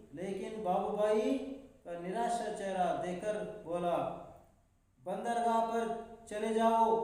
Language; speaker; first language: Hindi; non-native, local second language; Kannada